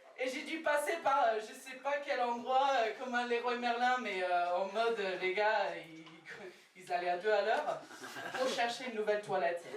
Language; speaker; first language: French; non-native, fluent; English